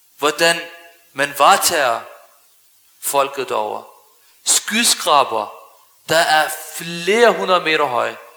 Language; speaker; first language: Danish; early bilingual, other home language; Arabic